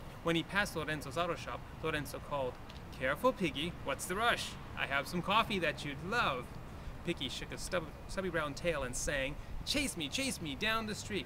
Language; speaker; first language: English; native; English